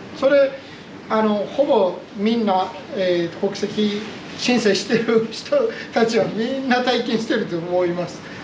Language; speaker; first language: Japanese; non-native, fluent; Persian